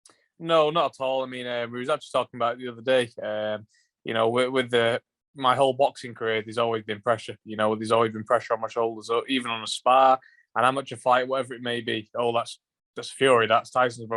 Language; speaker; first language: English; native; English